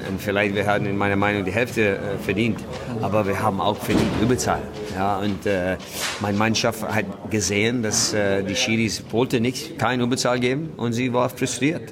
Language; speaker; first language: German; non-native, learner; English